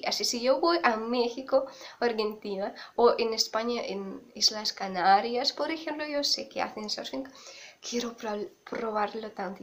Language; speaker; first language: Spanish; non-native, fluent; Russian